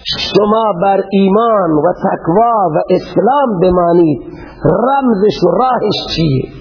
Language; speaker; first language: Persian; native; Persian